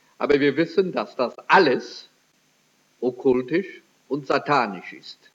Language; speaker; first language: German; early bilingual, heritage; German